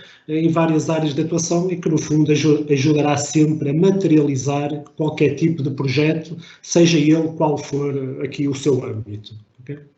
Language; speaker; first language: Portuguese; native; Portuguese